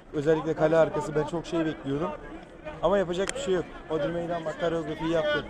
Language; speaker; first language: Turkish; native; Turkish